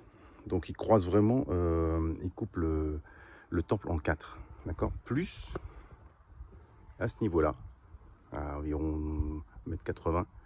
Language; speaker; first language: French; native; French